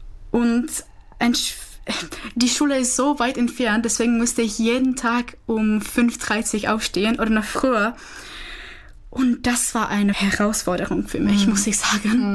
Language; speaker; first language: German; non-native, learner; Czech